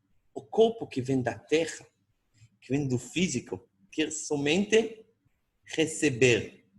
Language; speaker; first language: Portuguese; non-native, fluent; Hebrew